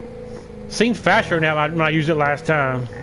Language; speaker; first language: English; native; English